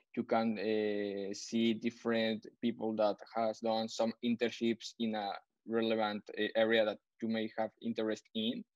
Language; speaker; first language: English; non-native, fluent; Spanish